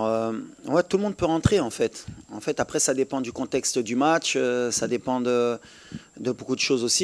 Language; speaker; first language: French; native; French